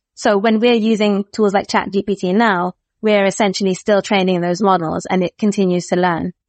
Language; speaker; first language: English; native; English